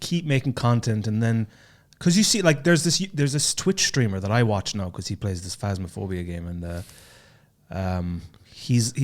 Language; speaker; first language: English; native; English